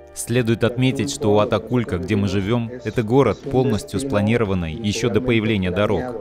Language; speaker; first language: Russian; non-native, fluent; Spanish